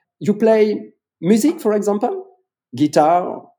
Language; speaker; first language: English; non-native, fluent; French